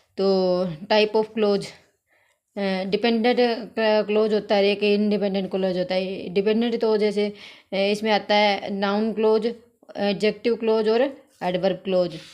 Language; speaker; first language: Hindi; native; Hindi